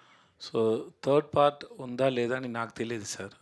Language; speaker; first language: Telugu; non-native, learner; Tamil